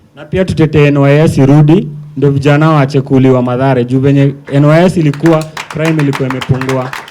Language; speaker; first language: Swahili; native; Swahili